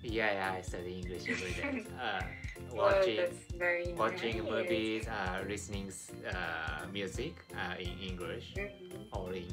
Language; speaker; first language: English; non-native, learner; Japanese